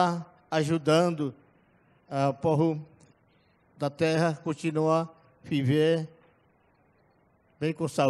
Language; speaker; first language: Portuguese; non-native, local second language; Yanomámi